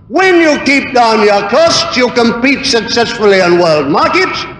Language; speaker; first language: English; native; English